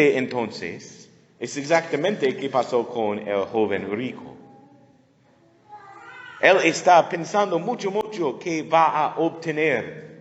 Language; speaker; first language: Spanish; non-native, learner; English